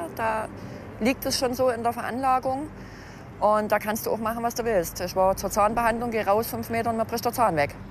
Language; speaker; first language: German; native; German